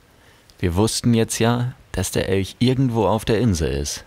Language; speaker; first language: German; native; German